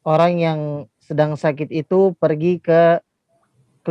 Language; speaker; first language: Indonesian; native; Indonesian